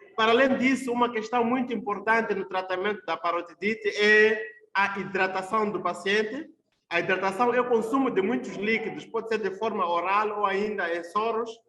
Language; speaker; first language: Portuguese; non-native, local second language; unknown